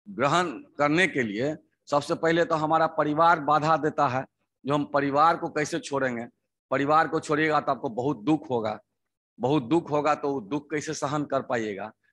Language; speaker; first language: Hindi; native; Hindi